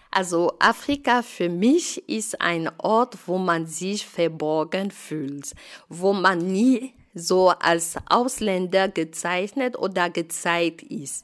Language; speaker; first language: German; non-native, fluent; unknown